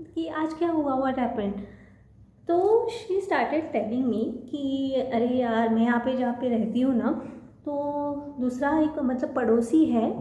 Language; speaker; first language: Hindi; non-native, local second language; Marathi